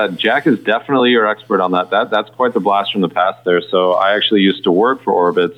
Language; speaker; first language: English; native; English